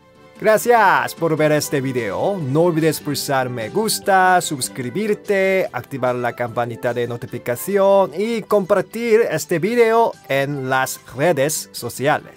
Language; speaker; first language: Spanish; non-native, fluent; Korean